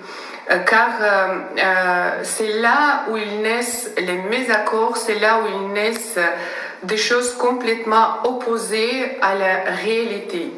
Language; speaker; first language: French; non-native, fluent; Russian